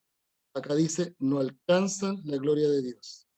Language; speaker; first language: Spanish; native; Spanish